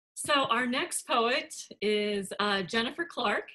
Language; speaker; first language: English; native; English